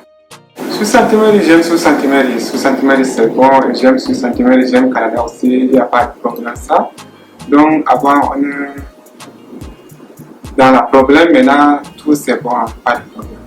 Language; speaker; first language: French; non-native, learner; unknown